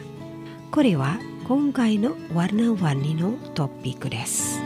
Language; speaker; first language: Japanese; non-native, fluent; Indonesian